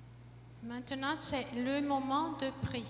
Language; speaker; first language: French; non-native, fluent; Portuguese